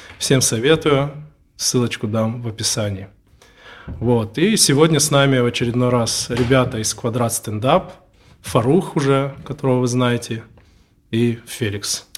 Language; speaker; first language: Russian; native; Russian